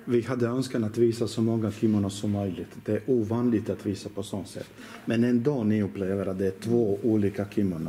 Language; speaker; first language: Swedish; non-native, learner; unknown